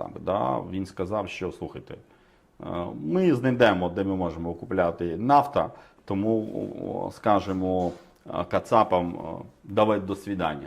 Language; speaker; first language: Ukrainian; non-native, fluent; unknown